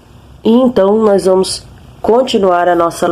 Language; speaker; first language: Portuguese; native; Portuguese